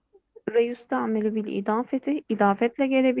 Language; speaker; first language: Turkish; native; Turkish